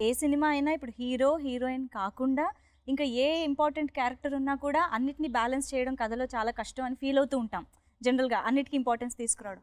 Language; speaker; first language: Telugu; native; Telugu